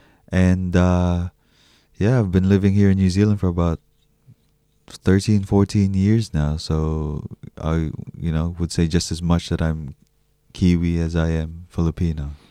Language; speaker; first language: English; early bilingual, other home language; Chavacano